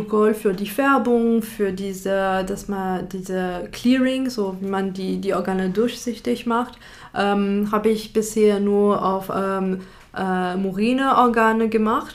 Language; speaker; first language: German; non-native, fluent; French